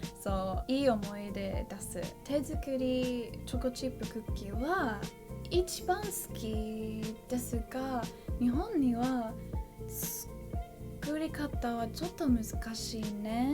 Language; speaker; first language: Japanese; non-native, learner; English